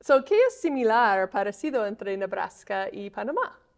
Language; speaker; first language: Spanish; non-native, fluent; English